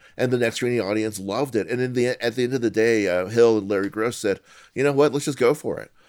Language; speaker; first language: English; native; English